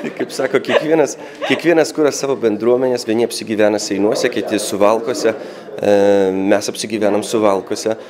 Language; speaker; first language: Lithuanian; early bilingual, heritage; Lithuanian